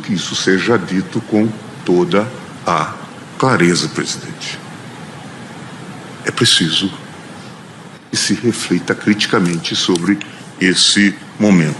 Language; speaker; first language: Portuguese; native; Portuguese